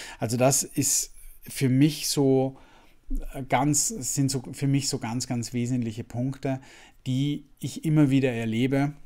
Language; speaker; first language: German; native; German